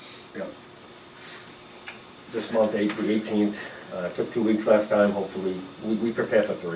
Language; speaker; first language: English; native; English